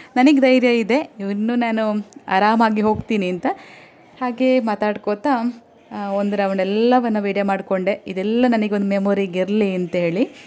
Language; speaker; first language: Kannada; non-native, local second language; Tulu